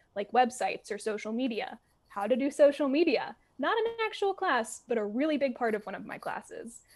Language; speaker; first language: English; native; English